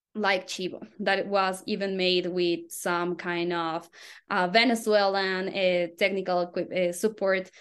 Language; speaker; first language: English; non-native, fluent; Spanish